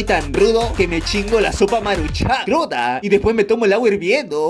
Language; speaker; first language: Spanish; native; Spanish